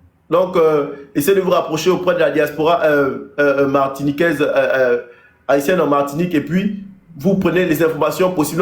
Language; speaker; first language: French; native; French